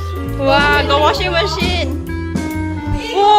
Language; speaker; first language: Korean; non-native, learner; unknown